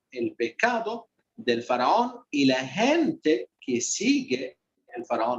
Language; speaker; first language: Spanish; non-native, fluent; Arabic